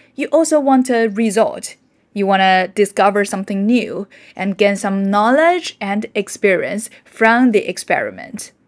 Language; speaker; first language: English; non-native, fluent; Chinese